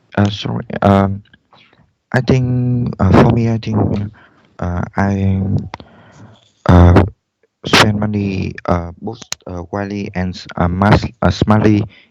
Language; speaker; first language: English; non-native, learner; Vietnamese